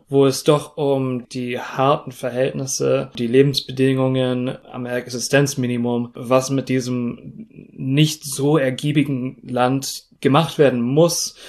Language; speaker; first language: German; non-native, fluent; English